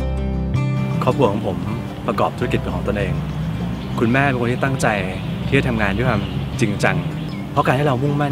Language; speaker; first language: Thai; native; Thai